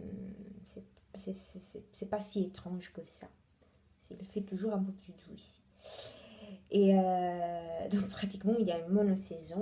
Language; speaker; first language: French; non-native, fluent; Italian